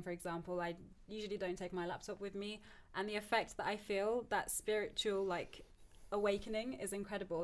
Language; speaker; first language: English; early bilingual, other home language; Turkish